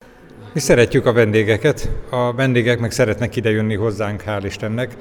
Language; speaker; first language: Hungarian; native; Hungarian